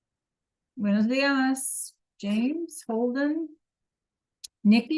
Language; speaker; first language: Spanish; non-native, fluent; English